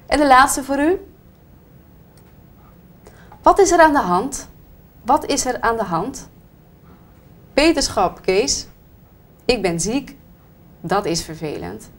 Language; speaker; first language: Dutch; native; Dutch